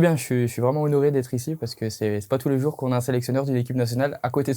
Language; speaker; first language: French; native; French